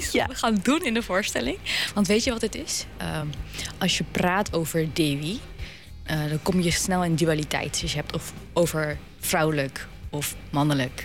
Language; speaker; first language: Dutch; native; Dutch